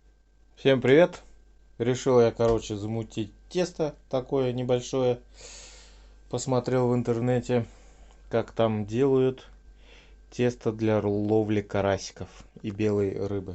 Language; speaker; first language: Russian; native; Russian